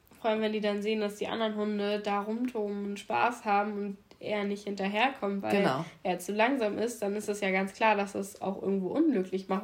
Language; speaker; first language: German; native; German